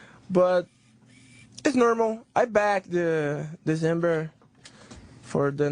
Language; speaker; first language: English; non-native, learner; Portuguese